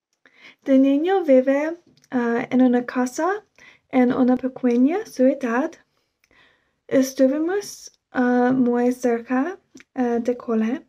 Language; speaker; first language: Spanish; non-native, learner; English